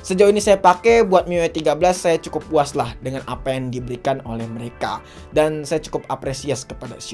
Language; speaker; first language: Indonesian; native; Indonesian